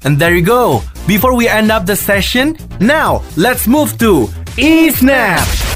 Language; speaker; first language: English; non-native, fluent; Javanese